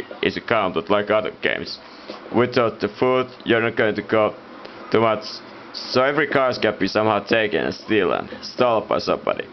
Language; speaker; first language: English; non-native, fluent; Italian